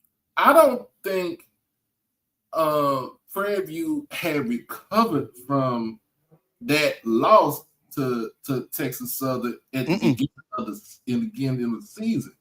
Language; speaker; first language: English; native; English